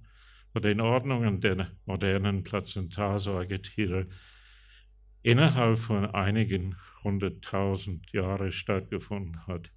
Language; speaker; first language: German; non-native, fluent; English